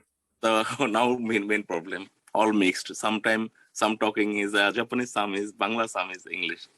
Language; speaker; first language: English; non-native, learner; Bangla